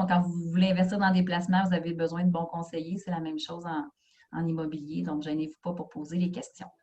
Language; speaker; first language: French; native; French